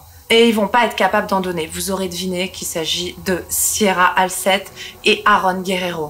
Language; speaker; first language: French; native; French